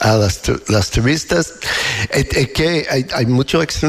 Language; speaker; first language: Spanish; non-native, learner; English